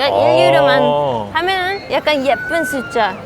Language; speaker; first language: Korean; non-native, fluent; Dutch